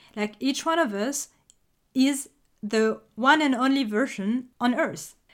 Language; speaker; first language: English; non-native, fluent; French